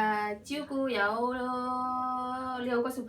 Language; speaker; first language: Cantonese; non-native, learner; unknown